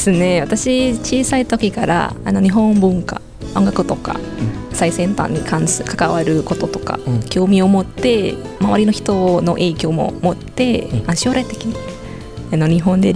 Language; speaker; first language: Japanese; non-native, fluent; Indonesian